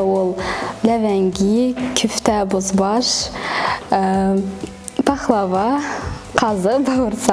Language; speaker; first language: Kazakh; non-native, local second language; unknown